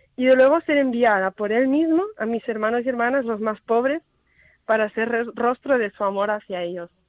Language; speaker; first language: Spanish; native; Spanish